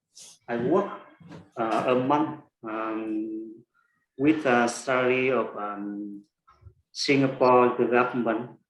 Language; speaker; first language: English; non-native, learner; Vietnamese